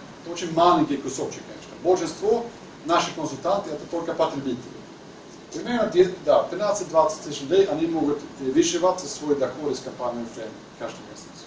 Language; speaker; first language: Russian; non-native, learner; Swedish